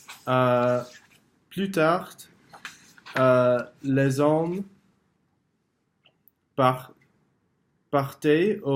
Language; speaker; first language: French; non-native, learner; English